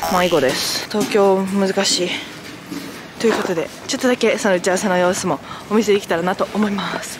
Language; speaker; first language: Japanese; native; Japanese